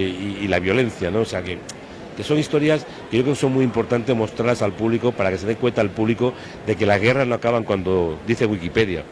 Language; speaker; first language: Spanish; native; Spanish